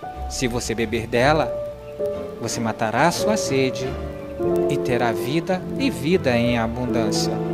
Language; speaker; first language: Portuguese; native; Portuguese